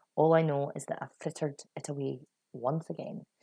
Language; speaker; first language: English; native; English